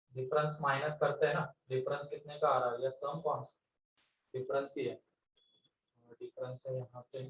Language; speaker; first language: Hindi; native; Hindi